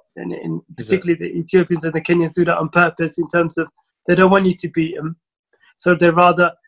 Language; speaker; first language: English; early bilingual, other home language; Somali